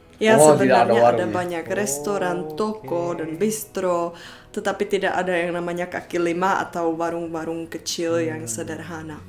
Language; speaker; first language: Indonesian; non-native, fluent; Czech